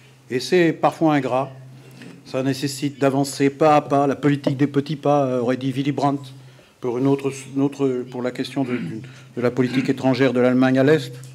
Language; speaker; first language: French; native; French